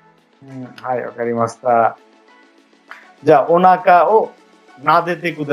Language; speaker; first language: Japanese; non-native, fluent; Bangla